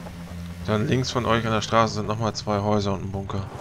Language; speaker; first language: German; native; German